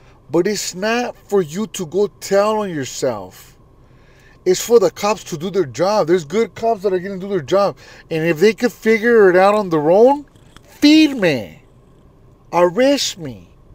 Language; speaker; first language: English; early bilingual, other home language; Spanish